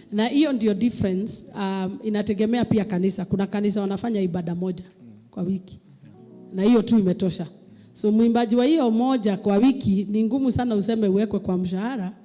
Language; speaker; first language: Swahili; non-native, local second language; Kikuyu